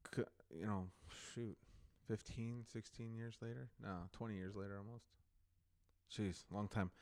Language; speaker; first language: English; native; English